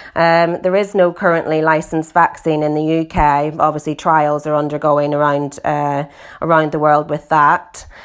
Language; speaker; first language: English; native; English